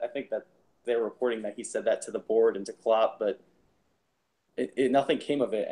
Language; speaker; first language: English; native; English